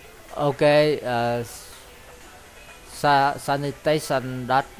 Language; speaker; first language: English; non-native, learner; Vietnamese